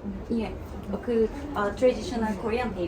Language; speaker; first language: English; non-native, learner; Korean